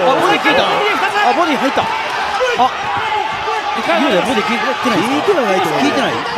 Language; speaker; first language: Japanese; native; Japanese